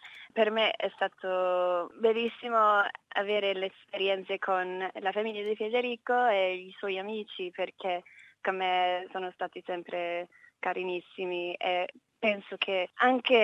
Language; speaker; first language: Italian; non-native, learner; English